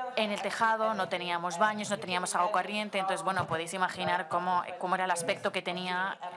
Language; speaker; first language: Spanish; non-native, fluent; Slovenian